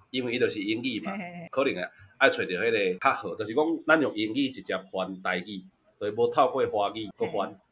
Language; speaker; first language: Chinese; native; Chinese